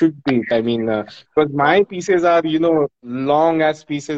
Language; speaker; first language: English; non-native, local second language; Marathi